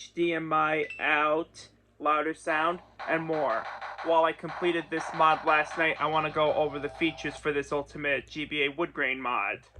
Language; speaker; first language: English; native; English